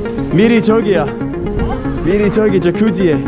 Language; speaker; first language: Korean; non-native, learner; English